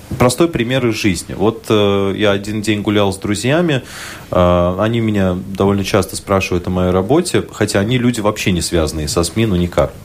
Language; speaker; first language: Russian; native; Russian